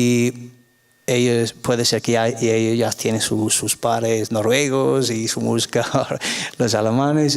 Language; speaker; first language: Spanish; non-native, fluent; English